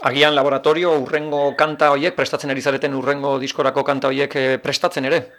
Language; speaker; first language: Basque; native; Basque